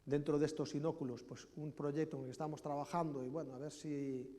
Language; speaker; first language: Spanish; native; Spanish